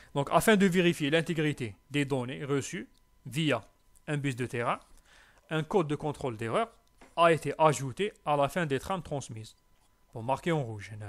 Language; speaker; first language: French; non-native, local second language; Arabic